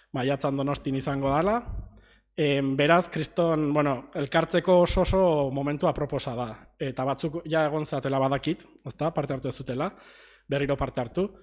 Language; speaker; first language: Basque; native; Basque